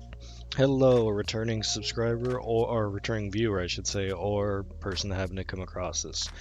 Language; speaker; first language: English; native; English